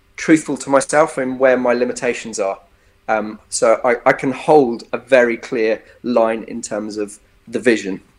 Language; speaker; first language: English; native; English